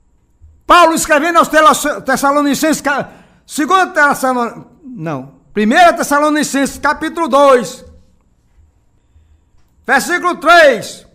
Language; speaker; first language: Portuguese; native; Portuguese